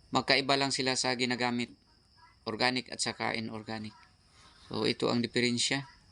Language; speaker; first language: Filipino; non-native, local second language; Cebuano